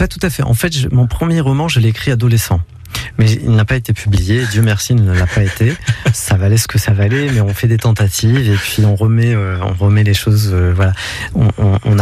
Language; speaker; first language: French; non-native, local second language; Kabyle